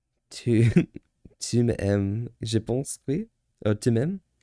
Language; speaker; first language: French; non-native, learner; English